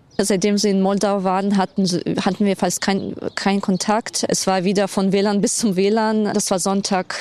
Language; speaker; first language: German; non-native, fluent; Ukrainian